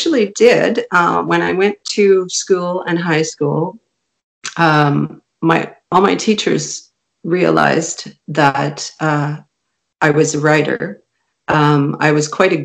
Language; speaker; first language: English; non-native, fluent; Hungarian